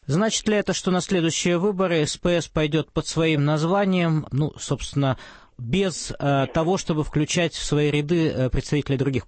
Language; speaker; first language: Russian; native; Russian